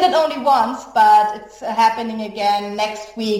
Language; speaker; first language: English; non-native, fluent; German